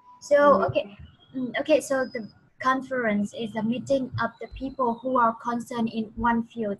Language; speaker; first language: English; non-native, fluent; Vietnamese